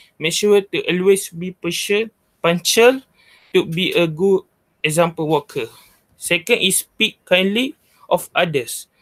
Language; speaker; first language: English; non-native, local second language; Malay